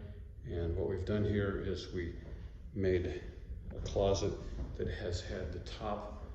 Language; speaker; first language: English; native; English